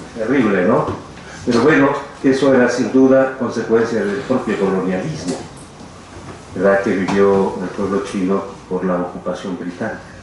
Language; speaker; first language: Spanish; native; Spanish